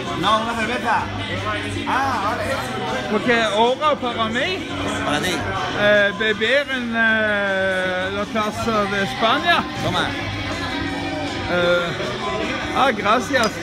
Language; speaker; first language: Spanish; non-native, learner; Norwegian